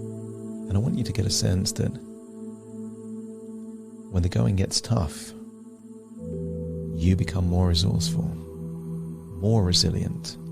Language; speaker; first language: English; native; English